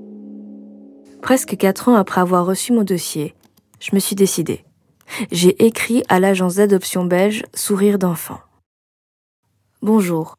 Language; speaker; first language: French; native; French